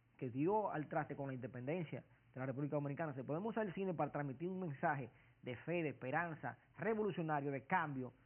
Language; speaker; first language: Spanish; native; Spanish